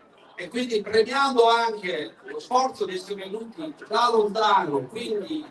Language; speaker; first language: Italian; native; Italian